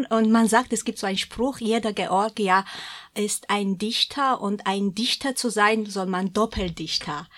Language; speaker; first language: German; non-native, fluent; Georgian